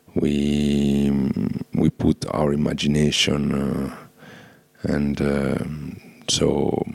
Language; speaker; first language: English; non-native, fluent; Italian